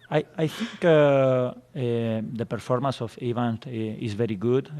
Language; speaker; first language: English; non-native, fluent; Spanish